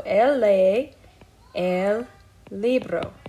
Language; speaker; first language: Spanish; non-native, fluent; English